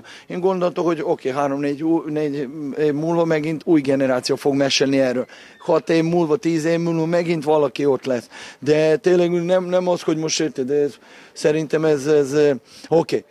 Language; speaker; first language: Hungarian; non-native, fluent; Serbian